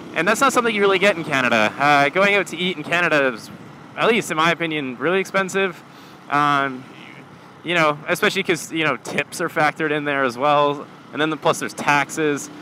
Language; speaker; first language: English; native; English